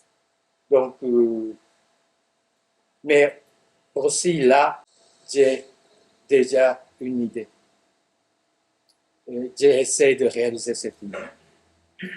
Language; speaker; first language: French; non-native, fluent; Japanese